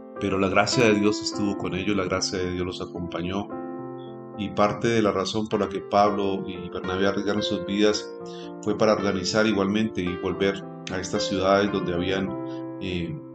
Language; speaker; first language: Spanish; native; Spanish